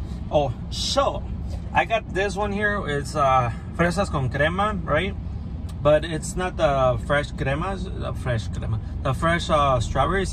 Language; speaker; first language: English; early bilingual, other home language; Spanish